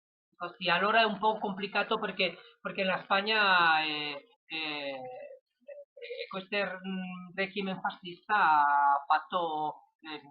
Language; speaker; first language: Italian; non-native, learner; Spanish